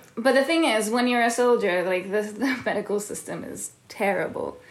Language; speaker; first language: English; early bilingual, heritage; Hebrew